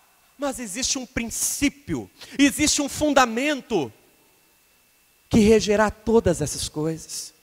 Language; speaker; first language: Portuguese; native; Portuguese